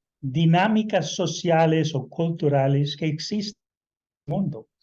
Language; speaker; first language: Spanish; non-native, fluent; English